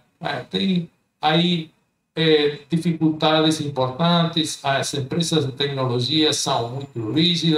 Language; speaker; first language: Portuguese; non-native, fluent; Spanish